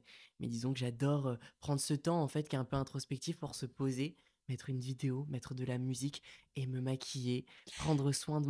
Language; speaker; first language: French; native; French